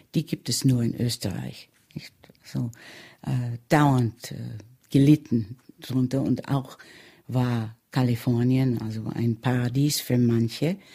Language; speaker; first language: German; early bilingual, heritage; German